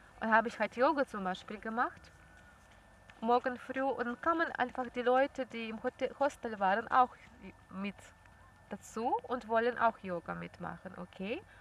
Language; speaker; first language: German; non-native, fluent; Russian